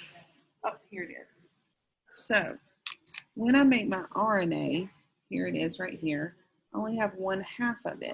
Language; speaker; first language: English; native; English